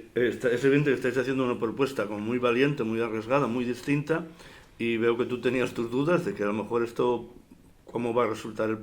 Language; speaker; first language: Spanish; native; Spanish